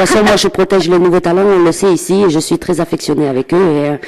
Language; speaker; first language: French; native; French